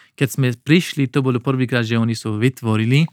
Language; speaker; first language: Slovak; non-native, learner; Pashto